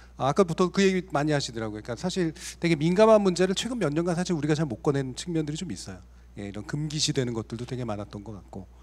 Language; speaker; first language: Korean; native; Korean